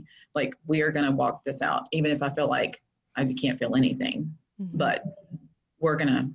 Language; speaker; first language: English; native; English